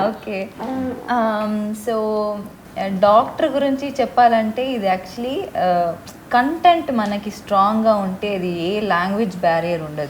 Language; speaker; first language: Telugu; non-native, learner; Tamil